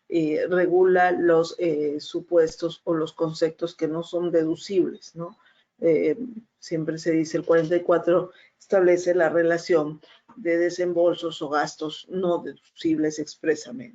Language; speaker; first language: Spanish; native; Spanish